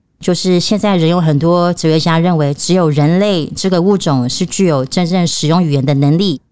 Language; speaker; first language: Chinese; native; Chinese